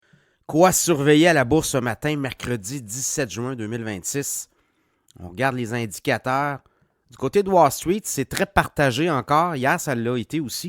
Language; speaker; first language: French; native; French